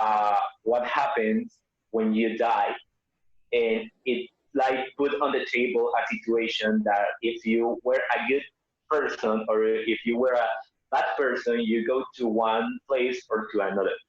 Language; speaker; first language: English; non-native, fluent; Spanish